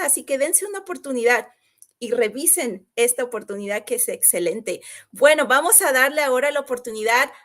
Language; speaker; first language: Spanish; native; Spanish